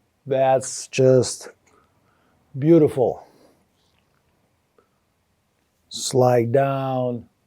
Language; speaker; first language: English; non-native, fluent; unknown